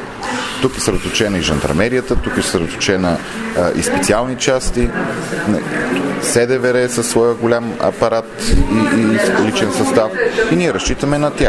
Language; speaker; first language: Bulgarian; native; Bulgarian